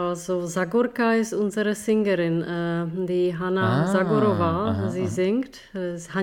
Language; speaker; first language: German; non-native, fluent; Czech